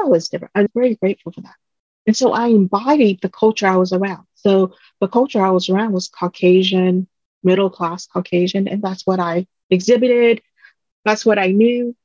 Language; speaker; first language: English; early bilingual, other home language; Vietnamese